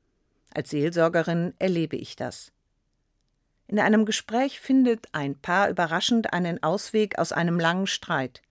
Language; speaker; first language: German; native; German